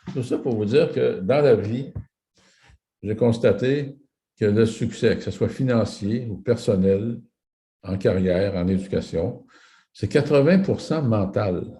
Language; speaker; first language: French; native; French